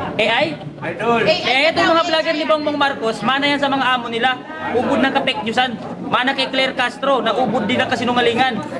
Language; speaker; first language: Filipino; non-native, local second language; Maguindanaon